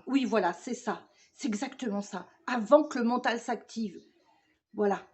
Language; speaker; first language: French; native; French